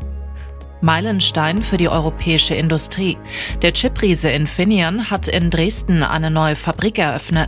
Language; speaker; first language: German; native; German